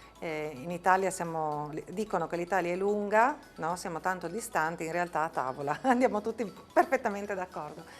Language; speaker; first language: Italian; native; Italian